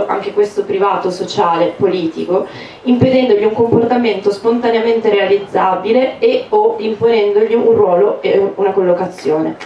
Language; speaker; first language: Italian; native; Italian